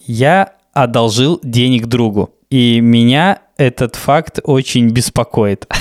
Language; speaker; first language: Russian; native; Russian